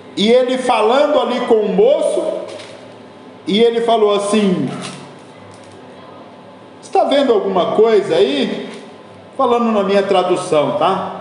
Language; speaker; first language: Portuguese; native; Portuguese